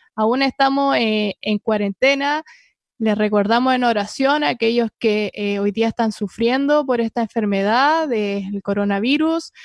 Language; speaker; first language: Spanish; native; Spanish